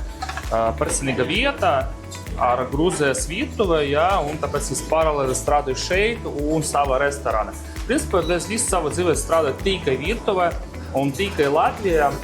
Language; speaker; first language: Latvian; non-native, local second language; Russian